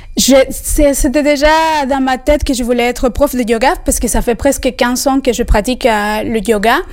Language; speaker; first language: French; non-native, fluent; Spanish